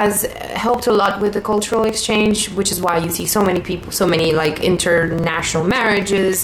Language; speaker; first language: English; non-native, fluent; Romanian